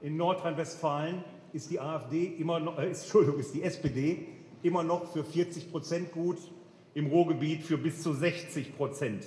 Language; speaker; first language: German; native; German